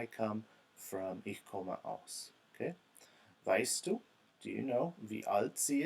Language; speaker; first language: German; non-native, fluent; English